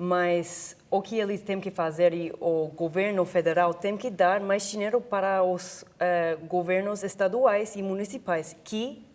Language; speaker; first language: Portuguese; non-native, fluent; English